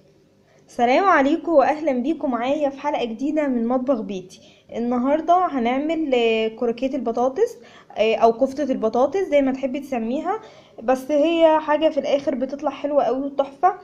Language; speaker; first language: Arabic; native; Arabic